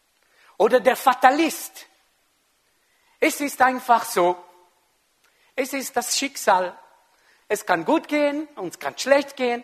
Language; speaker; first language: German; non-native, local second language; French